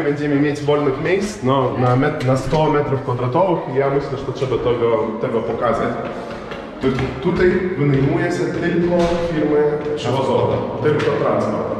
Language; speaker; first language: Polish; non-native, learner; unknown